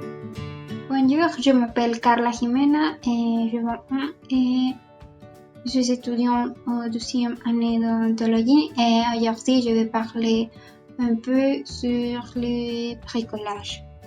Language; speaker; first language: French; non-native, learner; Spanish